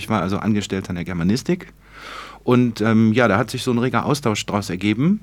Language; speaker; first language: German; native; German